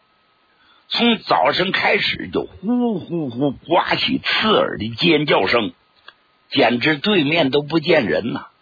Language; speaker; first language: Chinese; native; Chinese